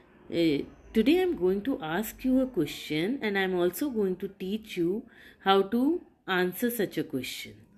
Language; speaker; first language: English; non-native, local second language; Hindi